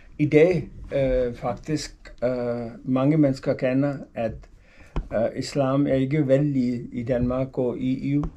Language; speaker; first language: Danish; non-native, fluent; Urdu